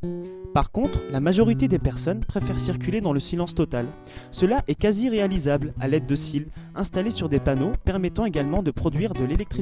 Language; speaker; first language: French; native; French